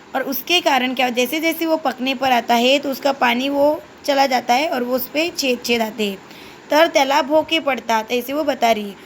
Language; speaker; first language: Hindi; non-native, local second language; Marathi